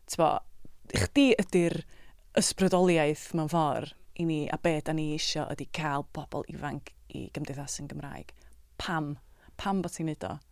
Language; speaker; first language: Welsh; native; Welsh